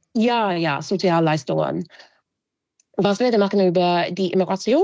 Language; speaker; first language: German; non-native, fluent; English